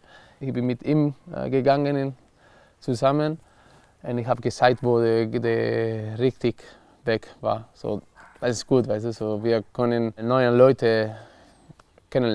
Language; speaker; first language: German; non-native, learner; Spanish